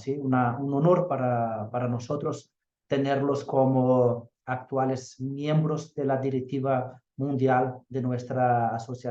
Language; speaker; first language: Spanish; non-native, fluent; Portuguese